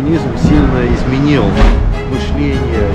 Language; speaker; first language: Russian; early bilingual, heritage; Russian